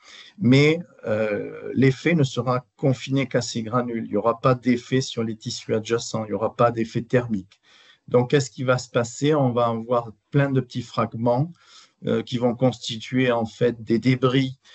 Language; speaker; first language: French; native; French